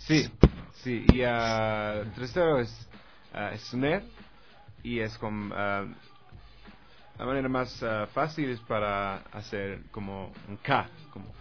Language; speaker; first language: Spanish; non-native, learner; English